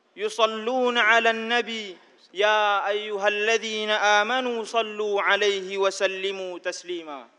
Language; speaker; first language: Arabic; non-native, fluent; Indonesian